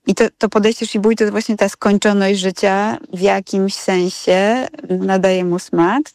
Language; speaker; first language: Polish; native; Polish